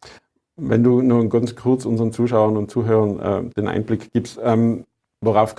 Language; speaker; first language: German; native; German